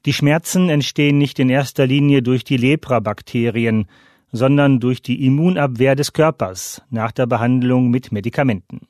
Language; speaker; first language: German; native; German